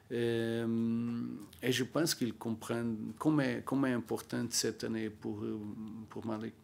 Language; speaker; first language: French; non-native, learner; Portuguese